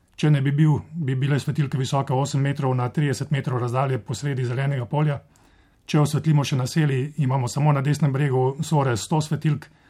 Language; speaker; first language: Slovenian; native; Slovenian